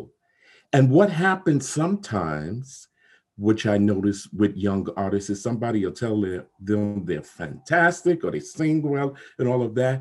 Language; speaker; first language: English; native; English